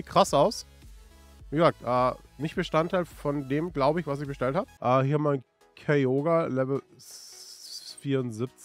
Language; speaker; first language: German; native; German